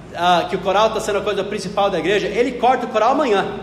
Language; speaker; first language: Portuguese; non-native, fluent; English